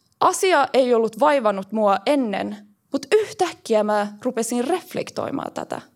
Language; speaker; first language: Finnish; early bilingual, heritage; Finnish